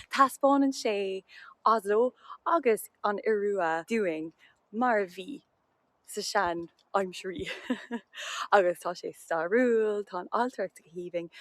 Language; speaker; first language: Irish; non-native, local second language; English